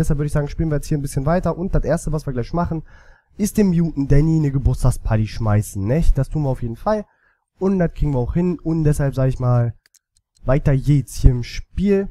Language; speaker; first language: German; native; German